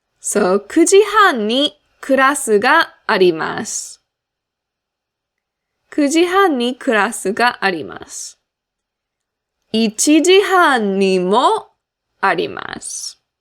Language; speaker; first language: Japanese; non-native, fluent; English